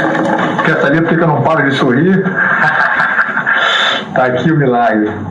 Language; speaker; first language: Portuguese; native; Portuguese